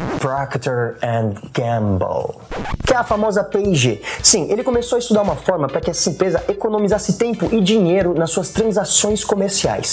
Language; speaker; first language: Portuguese; native; Portuguese